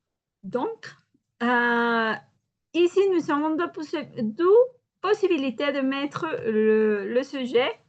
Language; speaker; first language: French; non-native, learner; Spanish